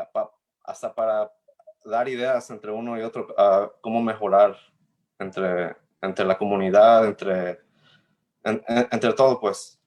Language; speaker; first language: Spanish; early bilingual, heritage; Spanish